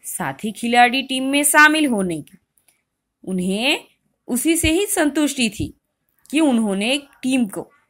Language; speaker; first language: Hindi; non-native, local second language; Gujarati